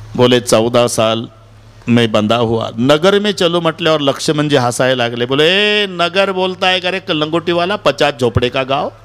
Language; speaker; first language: Hindi; non-native, local second language; Marathi